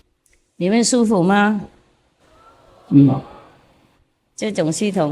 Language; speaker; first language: Chinese; non-native, fluent; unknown